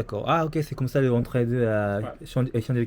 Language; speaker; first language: French; non-native, learner; Japanese